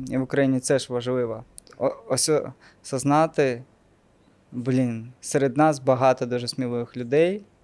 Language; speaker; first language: Ukrainian; non-native, local second language; Russian